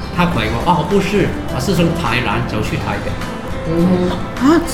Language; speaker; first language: Chinese; non-native, fluent; Cantonese